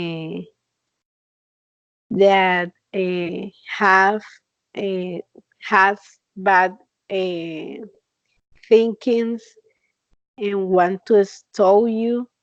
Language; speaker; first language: English; non-native, learner; Spanish